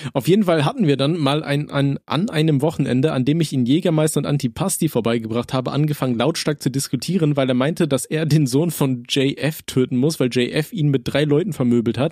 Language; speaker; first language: German; native; German